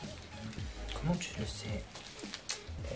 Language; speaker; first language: French; non-native, learner; Korean